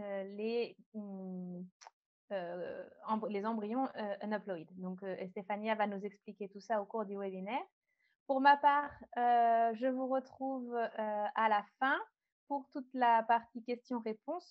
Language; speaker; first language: French; native; French